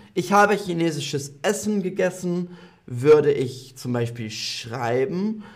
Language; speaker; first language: German; non-native, fluent; English